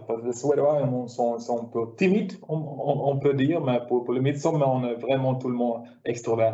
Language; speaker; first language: French; non-native, learner; Swedish